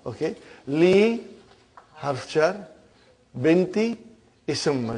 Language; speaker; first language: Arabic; non-native, fluent; Urdu